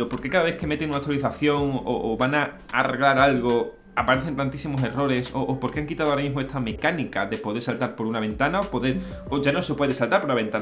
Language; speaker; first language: Spanish; native; Spanish